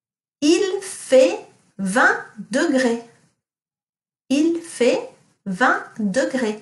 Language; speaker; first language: French; non-native, fluent; English